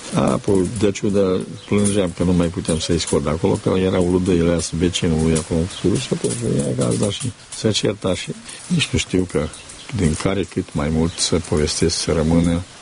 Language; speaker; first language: Romanian; native; Romanian